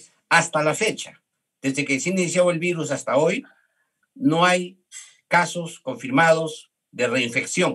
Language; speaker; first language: Spanish; native; Spanish